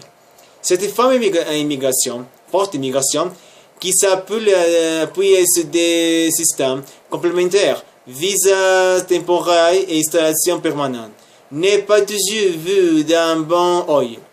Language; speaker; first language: French; non-native, learner; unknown